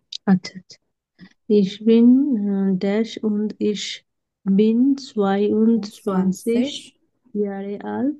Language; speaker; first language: German; non-native, learner; Bangla